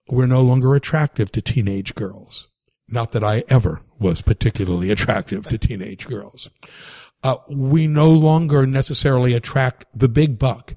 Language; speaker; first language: English; native; English